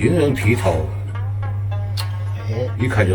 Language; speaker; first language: Chinese; native; Chinese